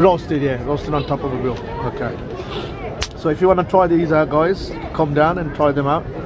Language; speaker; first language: English; early bilingual, other home language; Hindi